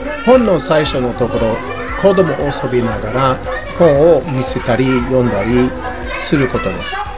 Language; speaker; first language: Japanese; non-native, fluent; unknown